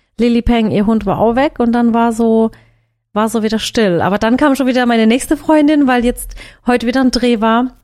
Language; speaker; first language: German; early bilingual, other home language; Turkish